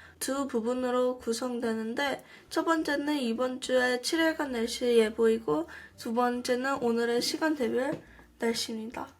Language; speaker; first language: Korean; early bilingual, heritage; Korean